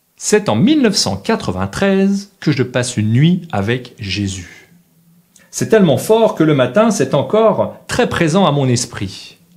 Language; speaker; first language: French; native; French